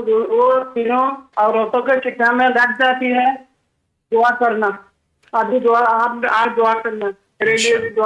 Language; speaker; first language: Hindi; non-native, learner; Bangla